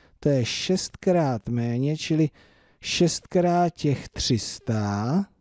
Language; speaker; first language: Czech; native; Czech